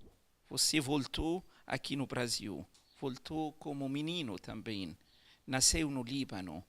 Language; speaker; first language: Portuguese; non-native, fluent; Arabic